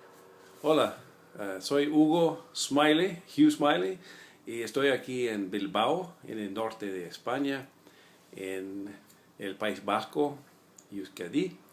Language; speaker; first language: Spanish; non-native, fluent; English